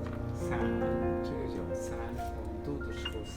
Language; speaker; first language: Chinese; non-native, fluent; Kazakh